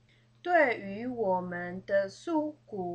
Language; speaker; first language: Chinese; early bilingual, heritage; Chinese